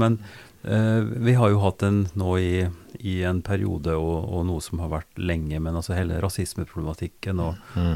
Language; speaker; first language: Norwegian; native; Norwegian